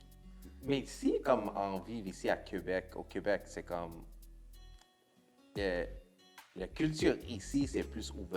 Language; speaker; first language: French; non-native, local second language; English